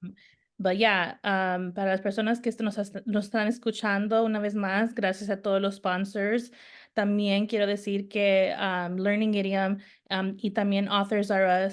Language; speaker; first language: Spanish; early bilingual, heritage; Spanish